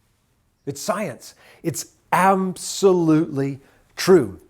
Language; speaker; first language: English; native; English